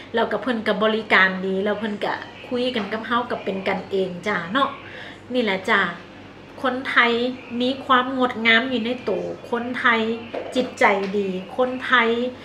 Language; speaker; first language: Thai; native; Thai